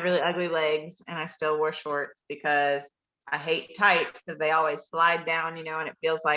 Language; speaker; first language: English; native; English